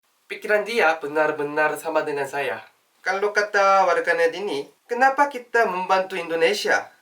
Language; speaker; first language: Indonesian; non-native, learner; Korean